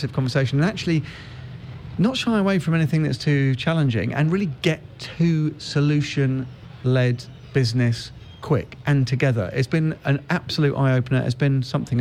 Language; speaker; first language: English; native; English